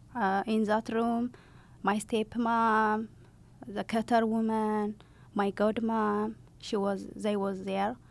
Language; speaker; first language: English; non-native, learner; Amharic